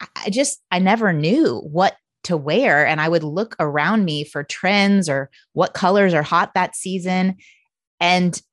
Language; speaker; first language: English; native; English